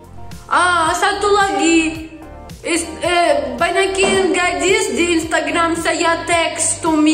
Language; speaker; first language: Indonesian; non-native, learner; Russian